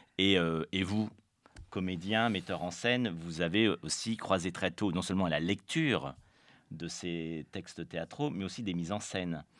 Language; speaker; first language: French; native; French